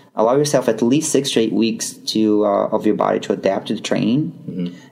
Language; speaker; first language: English; non-native, fluent; Portuguese